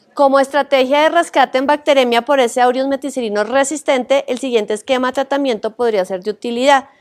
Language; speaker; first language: Spanish; native; Spanish